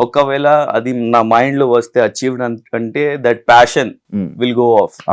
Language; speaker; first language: Telugu; non-native, learner; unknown